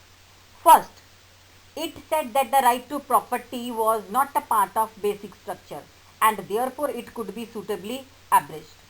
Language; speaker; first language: English; non-native, local second language; Hindi